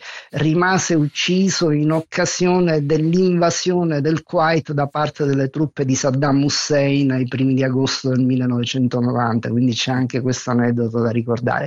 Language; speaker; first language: Italian; native; Italian